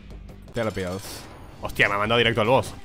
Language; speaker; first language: Spanish; native; Spanish